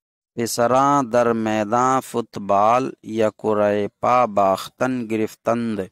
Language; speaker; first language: Persian; non-native, fluent; Urdu